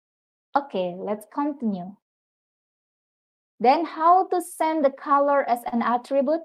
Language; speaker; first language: English; non-native, fluent; Indonesian